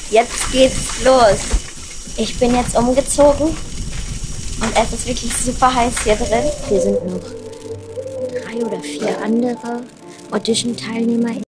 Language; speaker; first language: German; native; German